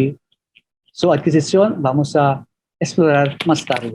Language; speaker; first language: Spanish; non-native, fluent; Filipino